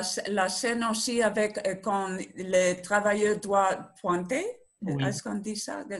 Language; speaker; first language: French; non-native, learner; Spanish